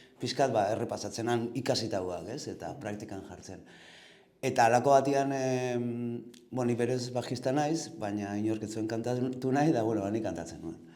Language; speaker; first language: Basque; native; Basque